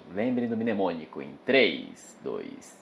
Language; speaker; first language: Portuguese; native; Portuguese